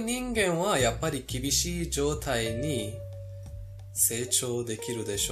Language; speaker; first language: Japanese; non-native, fluent; Persian